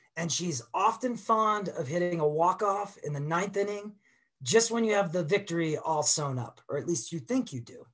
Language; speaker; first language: English; native; English